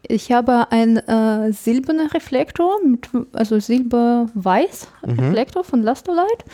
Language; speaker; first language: German; non-native, fluent; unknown